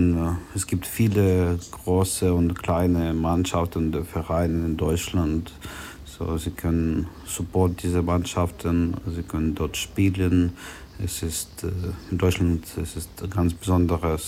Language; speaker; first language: German; non-native, learner; Ukrainian